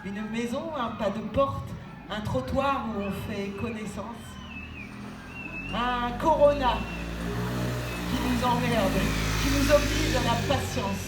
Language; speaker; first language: French; native; French